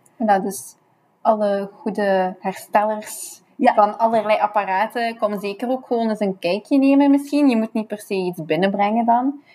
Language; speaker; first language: Dutch; native; Dutch